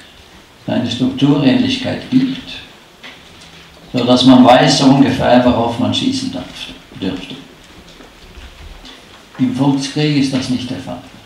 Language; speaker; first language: German; non-native, fluent; Norwegian